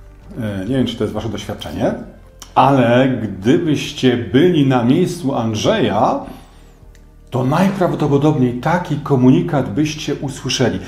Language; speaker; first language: Polish; native; Polish